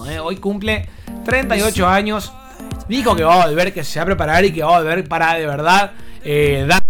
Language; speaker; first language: Spanish; native; Spanish